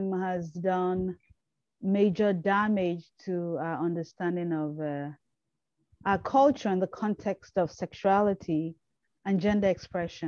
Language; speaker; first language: English; non-native, local second language; Igbo